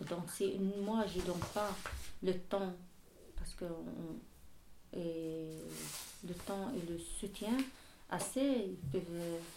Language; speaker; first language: French; non-native, learner; Arabic